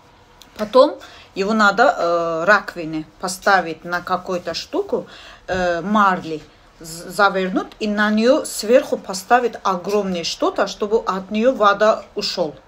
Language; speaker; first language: Russian; non-native, fluent; Azerbaijani